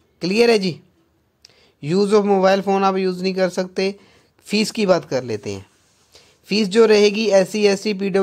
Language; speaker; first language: Hindi; non-native, local second language; Punjabi